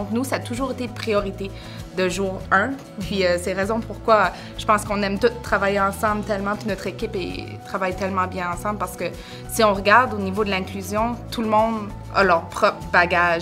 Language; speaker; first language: French; native; French